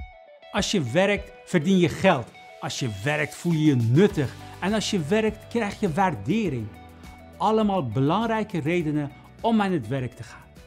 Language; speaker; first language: Dutch; non-native, fluent; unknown